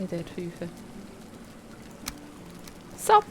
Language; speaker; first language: German; native; German